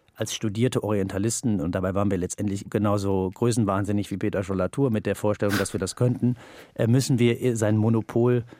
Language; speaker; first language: German; native; German